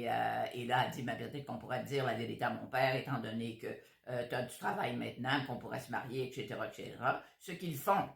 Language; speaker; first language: French; native; French